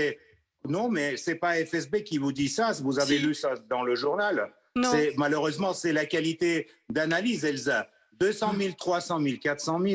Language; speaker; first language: French; non-native, fluent; Russian